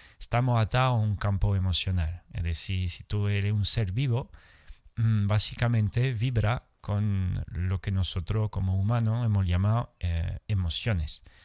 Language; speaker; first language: Spanish; non-native, fluent; French